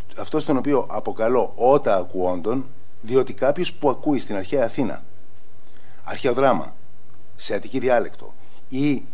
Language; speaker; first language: Greek; native; Greek